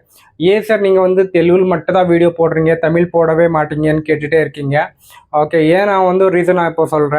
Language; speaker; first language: Tamil; non-native, learner; Telugu